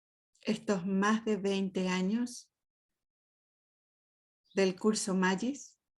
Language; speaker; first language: Spanish; native; Spanish